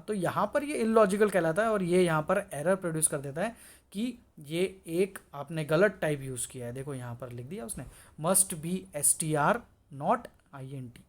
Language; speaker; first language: Hindi; native; Hindi